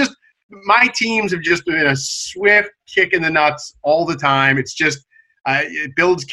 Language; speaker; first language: English; native; English